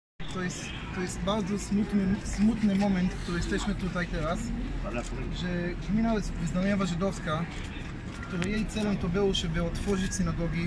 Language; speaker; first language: Polish; non-native, learner; Hebrew